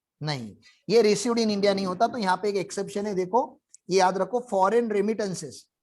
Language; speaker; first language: Hindi; non-native, local second language; Marathi